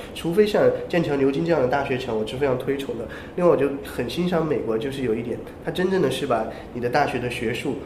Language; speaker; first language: Chinese; native; Chinese